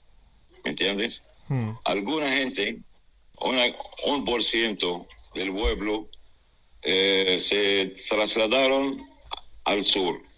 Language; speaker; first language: Spanish; non-native, fluent; Arabic